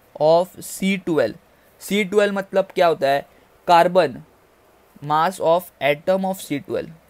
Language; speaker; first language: Hindi; native; Hindi